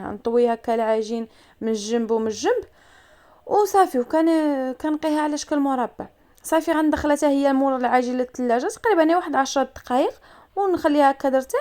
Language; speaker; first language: Arabic; native; Arabic